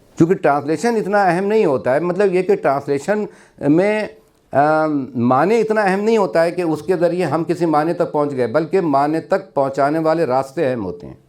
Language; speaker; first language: Urdu; native; Urdu